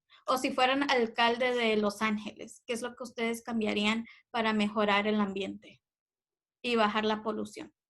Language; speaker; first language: Spanish; native; Spanish